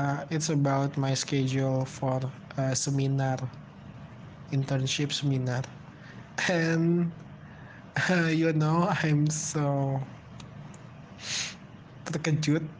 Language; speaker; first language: English; non-native, learner; Indonesian